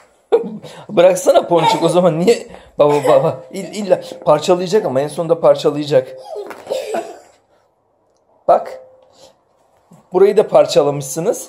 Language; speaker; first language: Turkish; native; Turkish